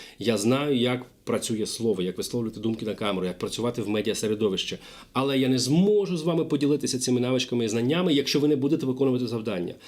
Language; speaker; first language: Ukrainian; non-native, local second language; Russian